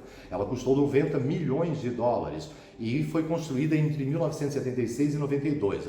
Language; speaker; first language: Portuguese; native; Portuguese